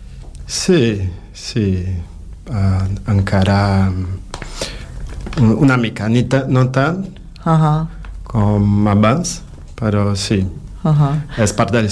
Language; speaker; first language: Catalan; non-native, fluent; Portuguese